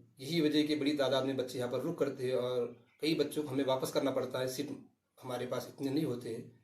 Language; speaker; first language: Urdu; native; Urdu